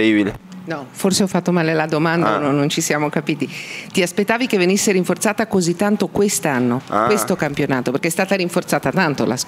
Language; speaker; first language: Italian; native; Italian